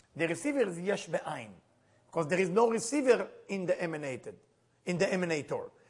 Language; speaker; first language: English; non-native, fluent; Hebrew